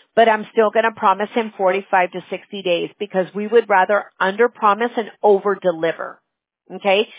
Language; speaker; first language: English; early bilingual, other home language; Spanish